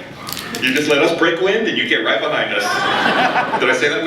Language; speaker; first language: English; native; English